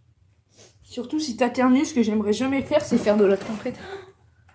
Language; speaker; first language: French; native; French